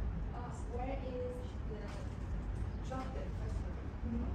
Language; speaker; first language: English; non-native, learner; Vietnamese